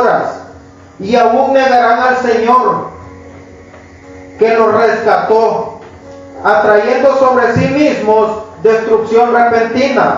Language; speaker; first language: Spanish; native; Spanish